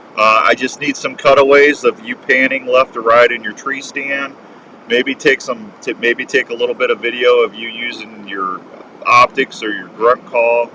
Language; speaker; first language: English; native; English